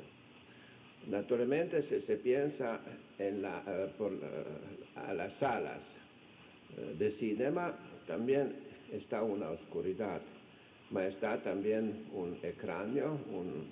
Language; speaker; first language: Spanish; non-native, fluent; Slovenian